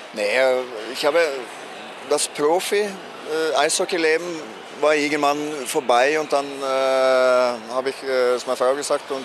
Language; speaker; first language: German; non-native, fluent; Norwegian